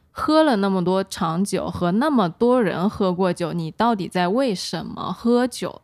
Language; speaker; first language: Chinese; native; Chinese